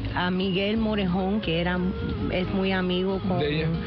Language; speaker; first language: Spanish; early bilingual, heritage; Spanish